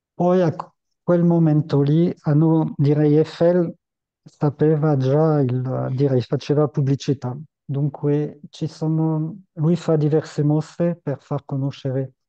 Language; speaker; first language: Italian; non-native, fluent; French